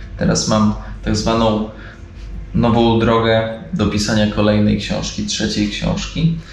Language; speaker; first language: Polish; native; Polish